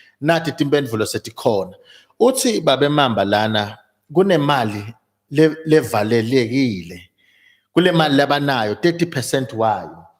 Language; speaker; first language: Zulu; non-native, local second language; Swati